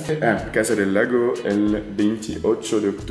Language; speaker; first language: Spanish; non-native, learner; French